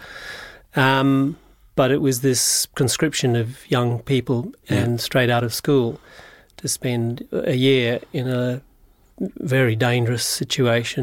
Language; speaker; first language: English; native; English